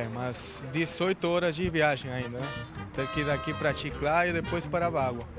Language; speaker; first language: Portuguese; non-native, fluent; Spanish